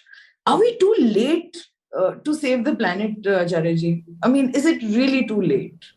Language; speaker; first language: English; non-native, local second language; Hindi